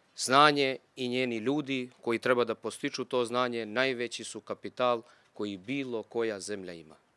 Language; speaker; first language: Bosnian; non-native, local second language; Albanian